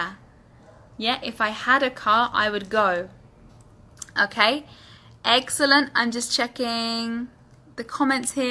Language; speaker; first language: English; native; English